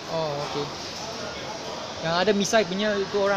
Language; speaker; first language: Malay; non-native, local second language; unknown